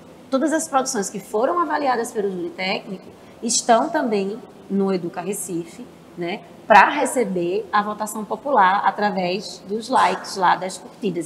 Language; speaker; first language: Portuguese; native; Portuguese